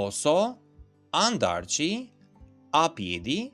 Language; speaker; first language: Italian; non-native, fluent; Albanian